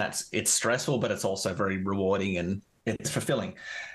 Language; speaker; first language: English; native; English